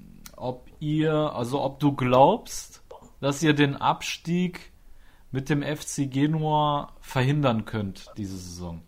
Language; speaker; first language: German; native; German